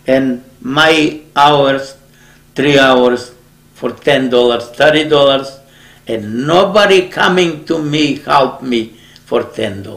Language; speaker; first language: English; non-native, learner; Macedonian